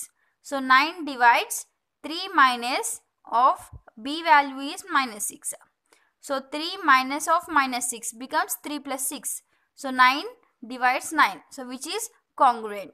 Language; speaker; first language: English; non-native, local second language; Telugu